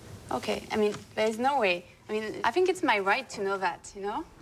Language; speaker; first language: English; non-native, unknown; French